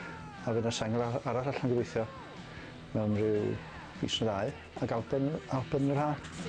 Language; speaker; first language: Welsh; native; Welsh